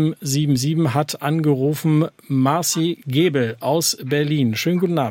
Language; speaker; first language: German; native; German